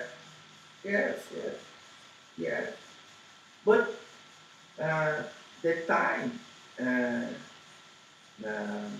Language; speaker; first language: English; non-native, learner; Portuguese